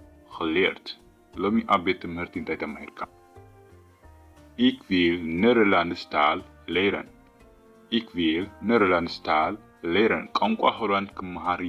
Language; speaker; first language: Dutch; non-native, fluent; Tigrinya